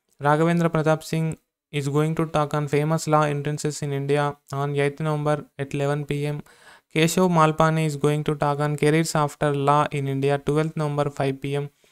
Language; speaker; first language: English; non-native, local second language; Telugu